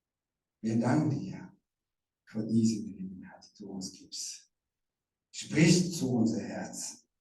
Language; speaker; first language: German; non-native, learner; Rundi